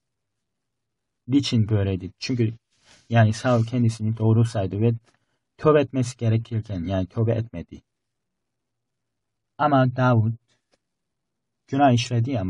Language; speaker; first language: Turkish; non-native, fluent; Korean